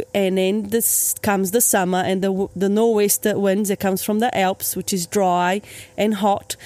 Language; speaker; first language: English; native; English